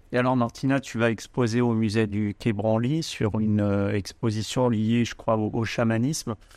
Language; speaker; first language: French; native; French